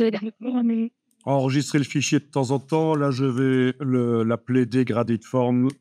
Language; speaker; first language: French; native; French